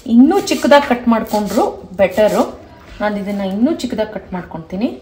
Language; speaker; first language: Kannada; native; Kannada